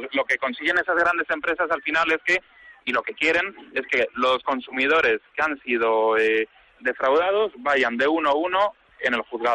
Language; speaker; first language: Spanish; native; Spanish